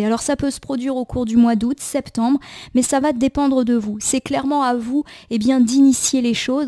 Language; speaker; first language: French; native; French